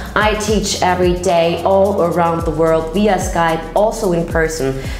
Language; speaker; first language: English; non-native, fluent; German